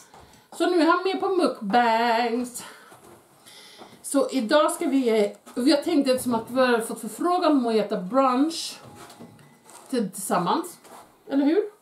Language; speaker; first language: Swedish; native; Swedish